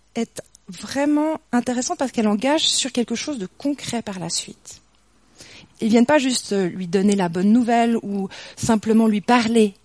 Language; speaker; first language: French; native; French